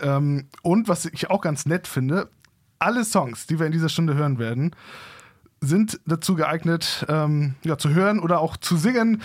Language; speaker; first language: German; native; German